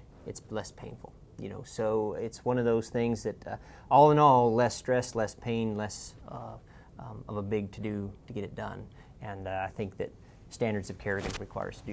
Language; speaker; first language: English; native; English